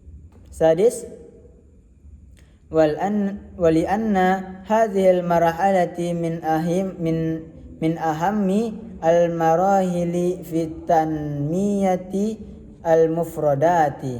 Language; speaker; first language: Arabic; non-native, learner; Indonesian